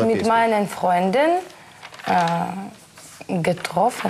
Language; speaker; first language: German; non-native, learner; Russian